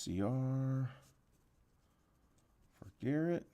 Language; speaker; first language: English; native; English